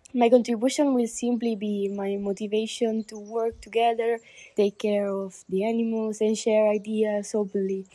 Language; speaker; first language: English; non-native, fluent; Italian